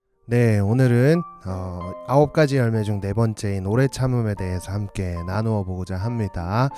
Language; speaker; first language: Korean; native; Korean